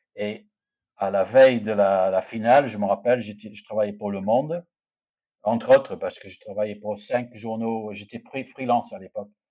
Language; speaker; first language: French; non-native, fluent; English